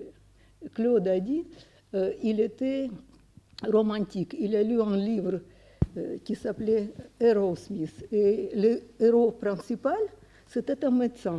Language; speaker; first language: French; non-native, fluent; Russian